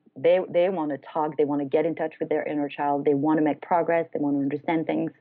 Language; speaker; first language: English; non-native, fluent; French